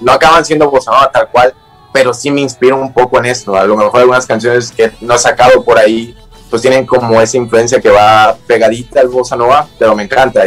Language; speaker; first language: Spanish; native; Spanish